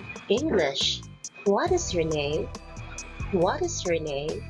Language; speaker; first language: English; non-native, local second language; Cebuano